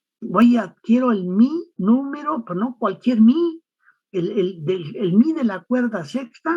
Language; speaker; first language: Spanish; native; Spanish